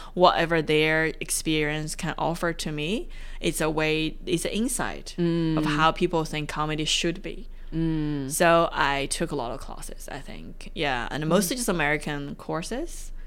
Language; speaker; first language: English; non-native, fluent; Chinese